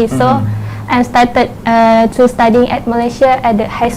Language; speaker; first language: English; non-native, learner; Thai